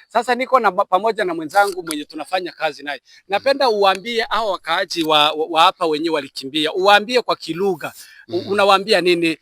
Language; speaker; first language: Swahili; non-native, local second language; Kinyarwanda